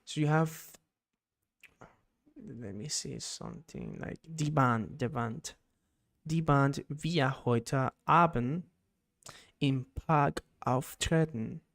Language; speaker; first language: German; non-native, learner; Spanish